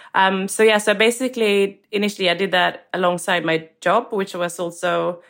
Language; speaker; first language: English; non-native, fluent; Swedish